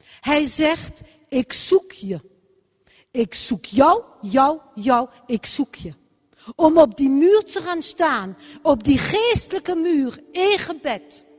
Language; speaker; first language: Dutch; non-native, fluent; French